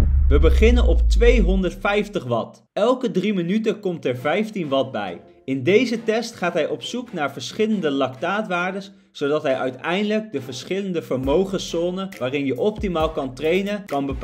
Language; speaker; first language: Dutch; native; Dutch